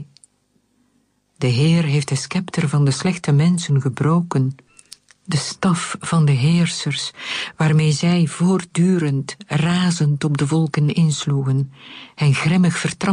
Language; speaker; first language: Dutch; native; Dutch